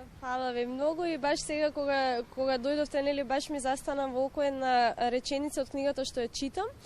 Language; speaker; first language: Macedonian; native; Macedonian